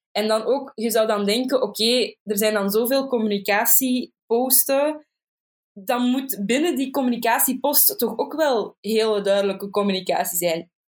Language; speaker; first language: Dutch; native; Dutch